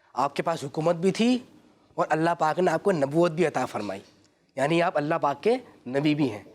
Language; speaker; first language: Urdu; native; Urdu